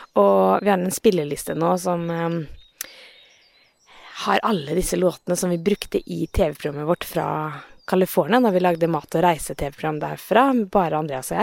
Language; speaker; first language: Norwegian; native; Norwegian